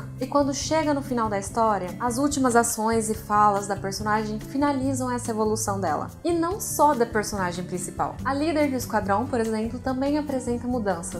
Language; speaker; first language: Portuguese; native; Portuguese